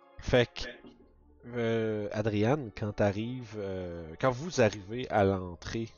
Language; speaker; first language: French; native; French